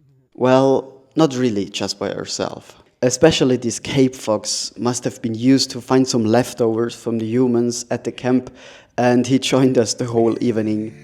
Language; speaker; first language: English; non-native, fluent; German